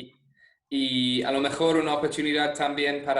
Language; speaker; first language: Spanish; non-native, fluent; English